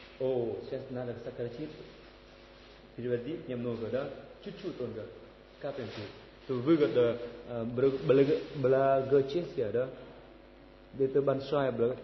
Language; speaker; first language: Russian; non-native, learner; Vietnamese